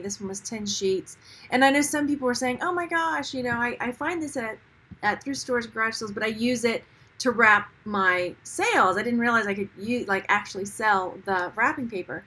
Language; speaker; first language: English; native; English